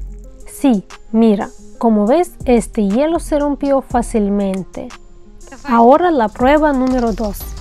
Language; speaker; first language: Spanish; non-native, fluent; Russian